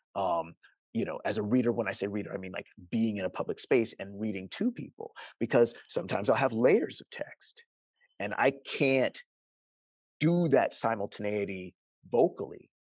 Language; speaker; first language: English; native; English